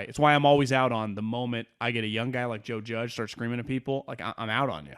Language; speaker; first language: English; native; English